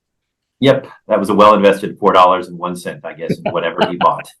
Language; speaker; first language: English; native; English